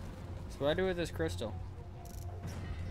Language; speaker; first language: English; native; English